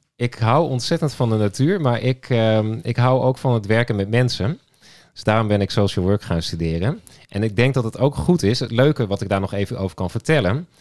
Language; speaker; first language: Dutch; native; Dutch